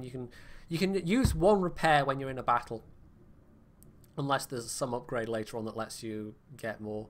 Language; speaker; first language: English; native; English